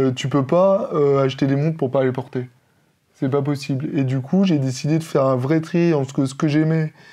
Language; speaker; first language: French; native; French